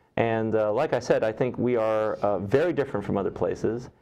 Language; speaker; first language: English; native; English